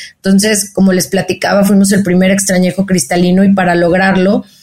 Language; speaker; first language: Spanish; native; Spanish